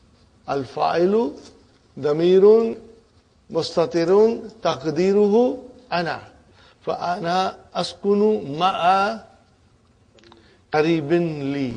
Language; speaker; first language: Arabic; non-native, fluent; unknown